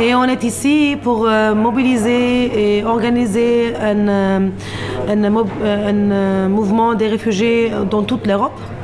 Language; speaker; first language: French; non-native, fluent; Turkish